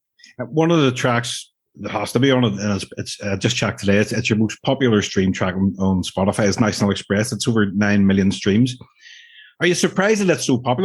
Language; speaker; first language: English; native; English